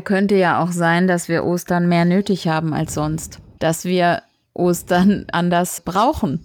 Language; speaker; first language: German; native; German